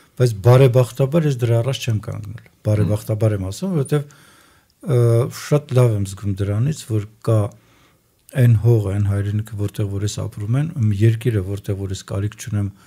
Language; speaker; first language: Armenian; native; Armenian